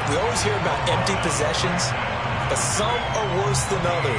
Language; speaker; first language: English; native; English